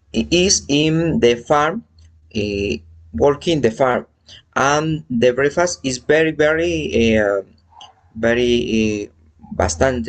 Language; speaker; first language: English; non-native, learner; Spanish